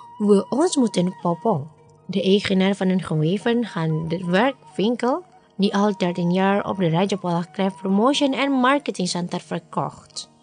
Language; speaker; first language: Dutch; non-native, fluent; Indonesian